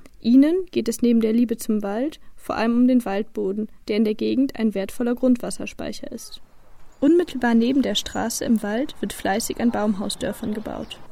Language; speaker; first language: German; native; German